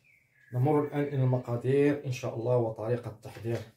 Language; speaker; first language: Arabic; native; Arabic